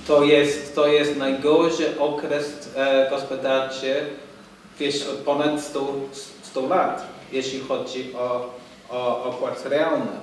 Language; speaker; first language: Polish; non-native, fluent; English